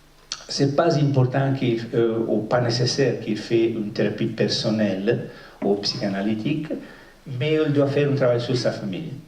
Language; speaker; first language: French; non-native, fluent; Italian